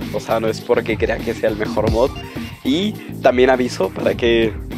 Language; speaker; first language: Spanish; native; Spanish